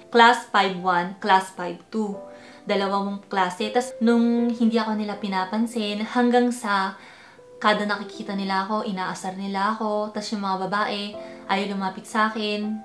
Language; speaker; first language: Filipino; early bilingual, heritage; Filipino